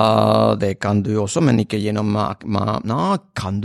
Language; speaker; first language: Norwegian; non-native, fluent; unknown